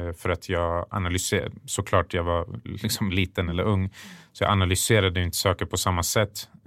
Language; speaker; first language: Swedish; early bilingual, other home language; Persian